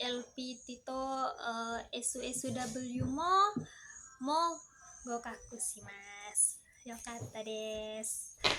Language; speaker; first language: Japanese; non-native, learner; Indonesian